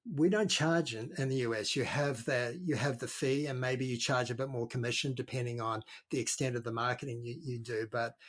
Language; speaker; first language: English; native; English